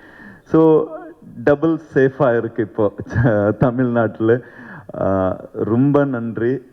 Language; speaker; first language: Tamil; non-native, learner; Kannada